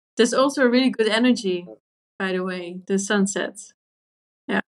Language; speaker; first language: English; non-native, fluent; Dutch